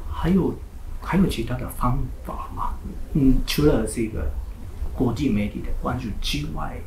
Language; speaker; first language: Chinese; non-native, learner; Japanese